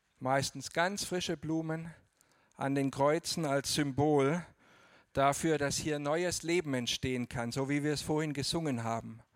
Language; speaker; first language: German; native; German